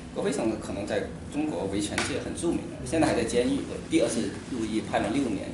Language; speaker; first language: Chinese; native; Chinese